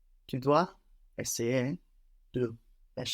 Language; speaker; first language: French; non-native, learner; English